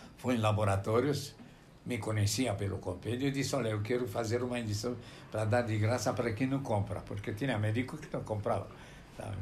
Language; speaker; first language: Portuguese; non-native, fluent; Romanian